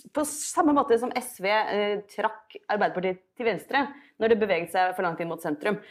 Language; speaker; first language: Norwegian; native; Norwegian